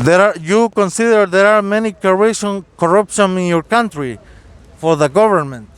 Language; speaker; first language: English; non-native, learner; Spanish